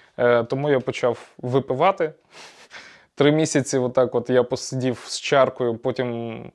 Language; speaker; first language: Ukrainian; non-native, local second language; Russian